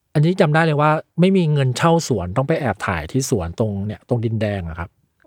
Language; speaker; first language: Thai; early bilingual, other home language; Chinese